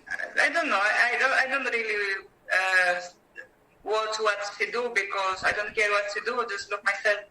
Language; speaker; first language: English; non-native, learner; Greek